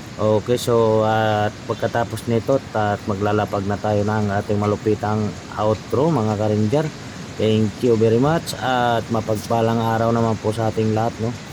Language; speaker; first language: Filipino; native; Filipino